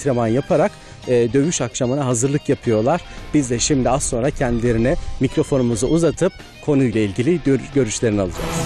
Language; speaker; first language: Turkish; native; Turkish